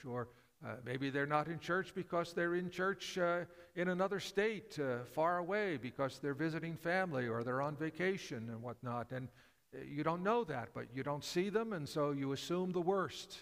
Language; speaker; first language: English; native; English